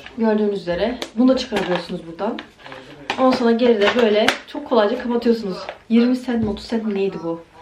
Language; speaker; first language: Turkish; early bilingual, heritage; Turkish